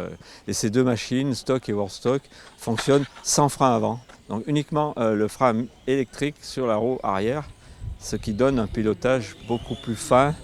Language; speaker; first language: French; native; French